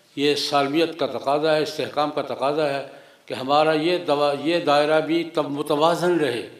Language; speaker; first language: Urdu; non-native, local second language; Punjabi